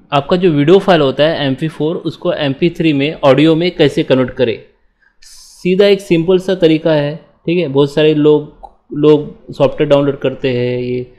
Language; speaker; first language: Hindi; native; Hindi